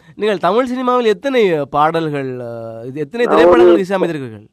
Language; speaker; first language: Tamil; native; Tamil